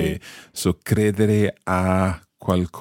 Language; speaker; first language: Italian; non-native, fluent; English